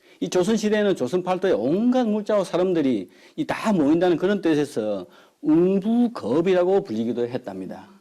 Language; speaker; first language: Korean; native; Korean